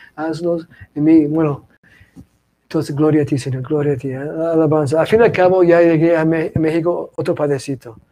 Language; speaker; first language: Spanish; non-native, fluent; English